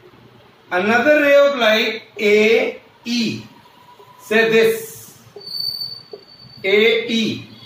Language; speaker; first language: English; non-native, local second language; Hindi